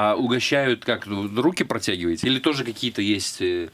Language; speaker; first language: Russian; native; Russian